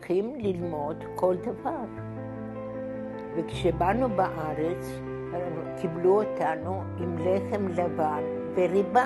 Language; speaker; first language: Hebrew; non-native, fluent; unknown